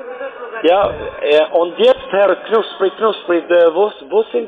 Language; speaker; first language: German; non-native, learner; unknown